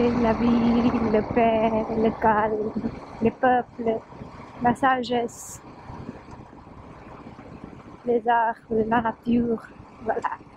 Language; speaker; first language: French; non-native, learner; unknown